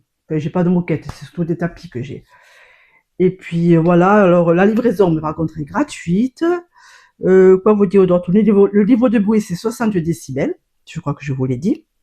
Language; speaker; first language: French; native; French